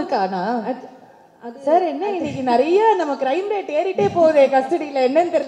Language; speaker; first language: Tamil; native; Tamil